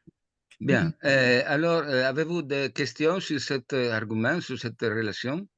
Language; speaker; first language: French; non-native, fluent; Italian